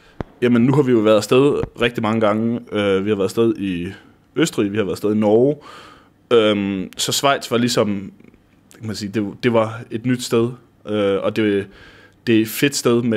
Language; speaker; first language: Danish; native; Danish